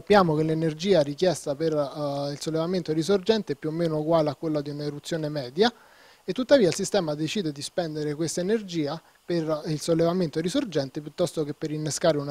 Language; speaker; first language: Italian; native; Italian